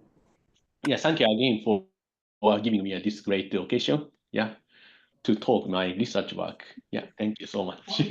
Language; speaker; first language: English; non-native, fluent; Japanese